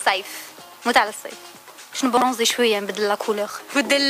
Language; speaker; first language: Arabic; native; Arabic